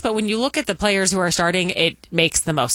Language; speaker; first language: English; native; English